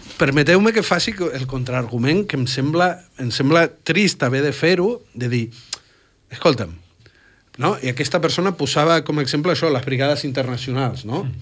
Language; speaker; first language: Catalan; non-native, fluent; Spanish